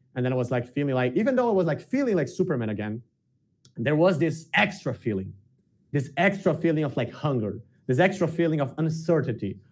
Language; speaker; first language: English; non-native, fluent; Portuguese